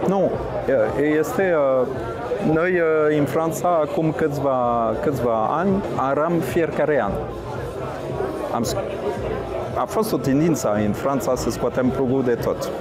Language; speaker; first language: Romanian; non-native, fluent; French